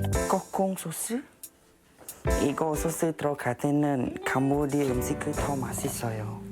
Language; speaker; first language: Korean; non-native, learner; Khmer